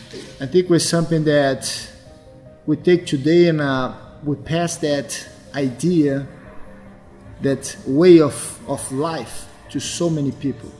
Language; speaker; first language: English; non-native, fluent; Portuguese